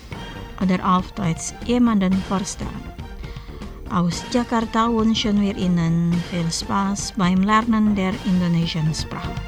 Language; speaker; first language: German; non-native, fluent; Indonesian